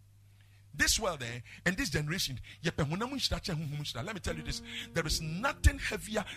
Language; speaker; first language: English; non-native, local second language; Akan